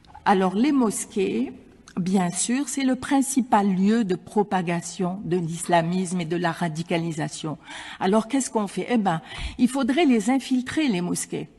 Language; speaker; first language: French; non-native, local second language; Arabic